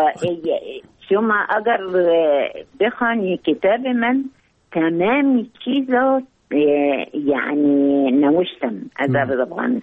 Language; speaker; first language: Persian; non-native, learner; Arabic